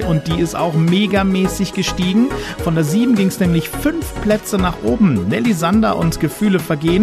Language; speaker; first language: German; native; German